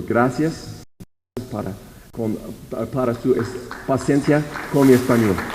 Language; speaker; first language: Spanish; non-native, fluent; English